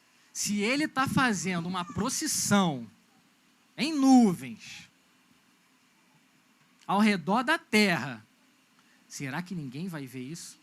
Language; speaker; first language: Portuguese; native; Portuguese